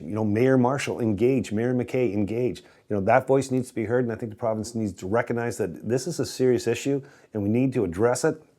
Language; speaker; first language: English; native; English